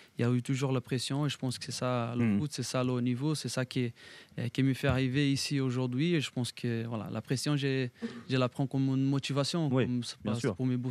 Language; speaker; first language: French; non-native, fluent; Portuguese